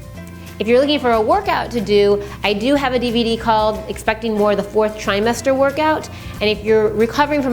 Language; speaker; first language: English; native; English